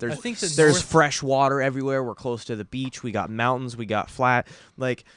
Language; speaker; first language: English; native; English